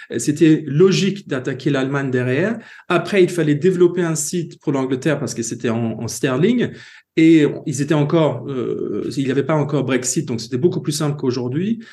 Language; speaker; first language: French; non-native, fluent; Swedish